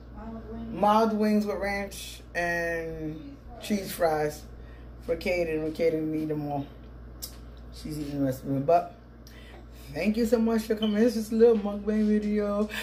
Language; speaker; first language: English; native; English